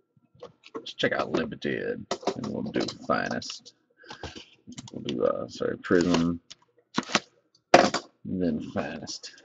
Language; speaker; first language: English; native; English